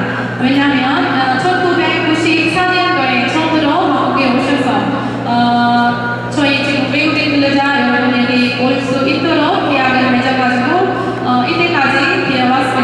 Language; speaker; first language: Korean; non-native, fluent; Sinhala